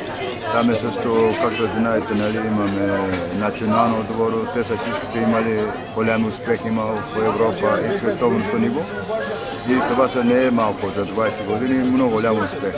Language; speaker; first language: Bulgarian; non-native, learner; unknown